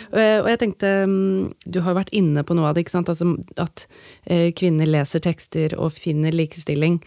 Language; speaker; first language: Norwegian; native; Norwegian